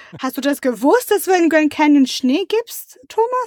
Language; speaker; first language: German; non-native, learner; French